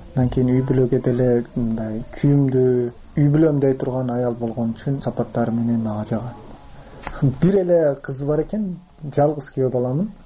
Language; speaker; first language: Kyrgyz; non-native, local second language; Uzbek